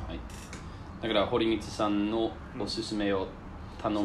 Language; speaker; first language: Japanese; non-native, learner; English